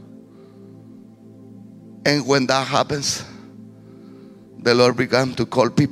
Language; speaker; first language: English; non-native, fluent; Spanish